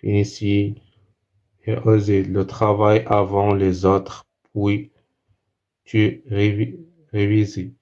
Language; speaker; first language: French; non-native, local second language; Arabic